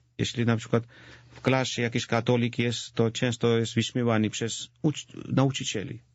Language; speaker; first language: Polish; non-native, fluent; Georgian